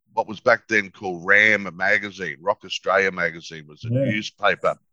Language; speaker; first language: English; native; English